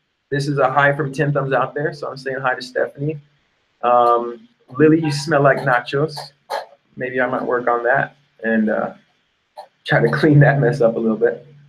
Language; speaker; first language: English; native; English